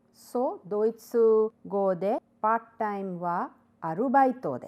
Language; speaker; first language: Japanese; non-native, fluent; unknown